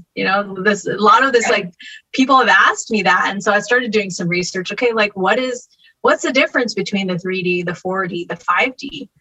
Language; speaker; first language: English; native; English